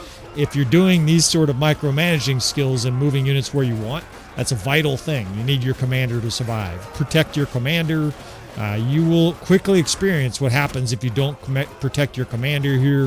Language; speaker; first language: English; native; English